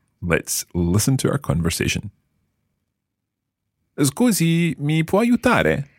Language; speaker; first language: Italian; non-native, fluent; English